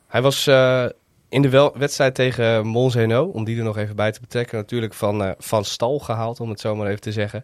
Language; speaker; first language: Dutch; native; Dutch